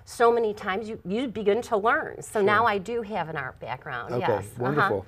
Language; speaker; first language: English; native; English